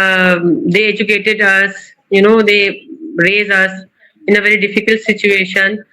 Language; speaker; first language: English; non-native, local second language; Urdu